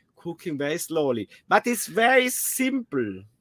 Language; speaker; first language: English; non-native, learner; German